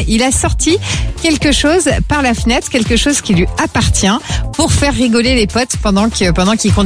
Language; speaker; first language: French; native; French